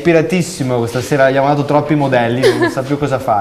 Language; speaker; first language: Italian; native; Italian